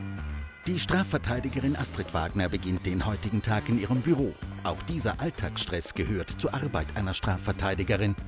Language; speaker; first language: German; native; German